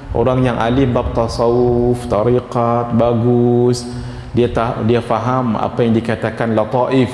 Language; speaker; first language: Malay; native; Malay